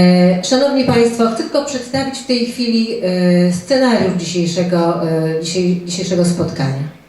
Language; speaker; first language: Polish; native; Polish